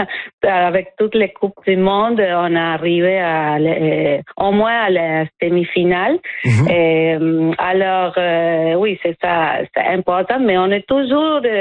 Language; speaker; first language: French; non-native, fluent; Spanish